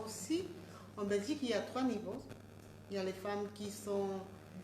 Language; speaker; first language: French; non-native, fluent; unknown